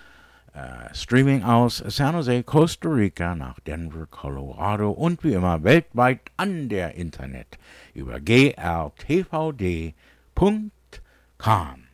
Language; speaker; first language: German; early bilingual, heritage; English